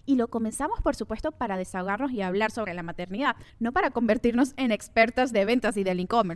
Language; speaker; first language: Spanish; native; Spanish